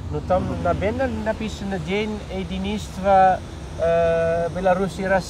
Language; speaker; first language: Russian; non-native, fluent; Dutch